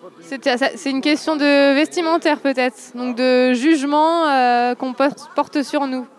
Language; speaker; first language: French; native; French